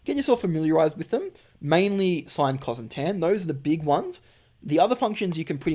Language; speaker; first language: English; native; English